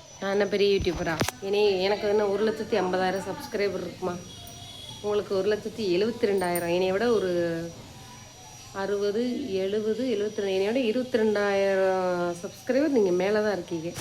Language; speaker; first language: Tamil; native; Tamil